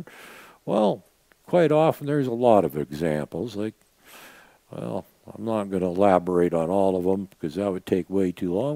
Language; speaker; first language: English; native; English